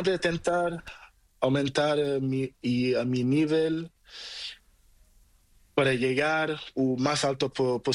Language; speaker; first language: Spanish; non-native, learner; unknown